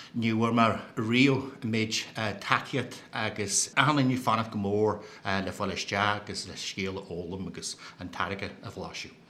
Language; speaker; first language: Irish; native; Irish